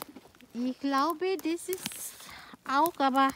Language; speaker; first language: German; non-native, learner; Filipino